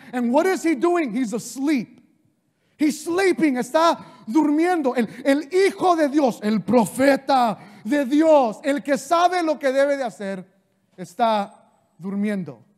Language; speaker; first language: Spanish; early bilingual, heritage; Spanish